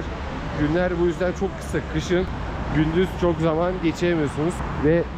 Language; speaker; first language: Turkish; native; Turkish